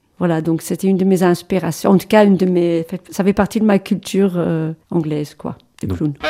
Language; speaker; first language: French; non-native, fluent; English